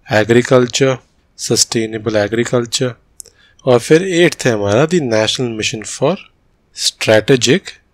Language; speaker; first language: Hindi; native; Hindi